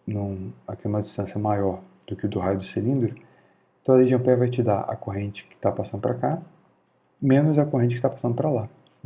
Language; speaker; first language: Portuguese; native; Portuguese